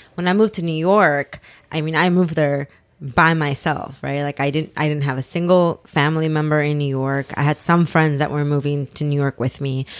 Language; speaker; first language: English; early bilingual, other home language; Spanish